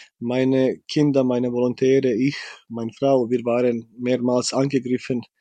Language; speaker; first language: German; non-native, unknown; Bosnian